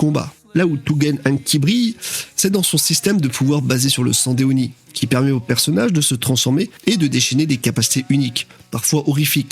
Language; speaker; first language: French; native; French